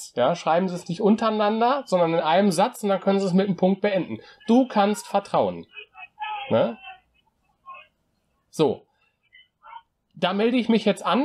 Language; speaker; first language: German; native; German